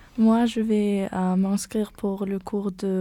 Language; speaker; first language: French; non-native, learner; German